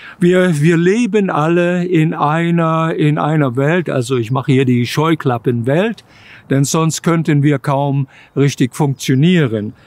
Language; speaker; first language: German; native; German